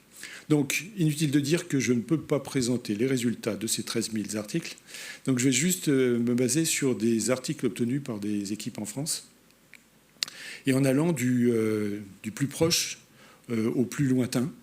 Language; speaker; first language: French; native; French